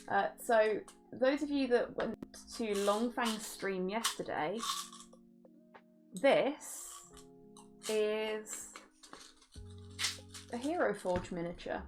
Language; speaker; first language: English; native; English